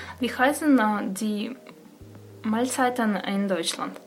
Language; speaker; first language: German; non-native, learner; Russian